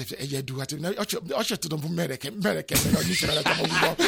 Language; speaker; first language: Hungarian; non-native, fluent; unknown